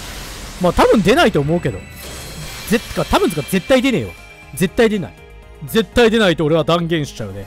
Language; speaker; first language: Japanese; native; Japanese